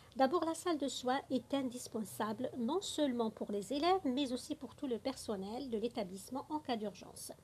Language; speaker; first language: French; non-native, local second language; Arabic